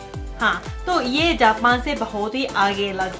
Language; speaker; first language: Hindi; non-native, fluent; Japanese